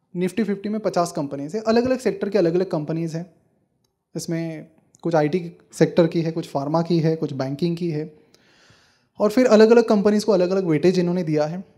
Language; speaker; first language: Hindi; non-native, local second language; Marathi